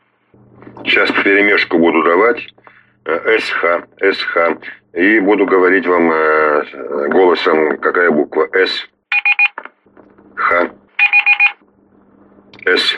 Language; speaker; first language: Russian; native; Russian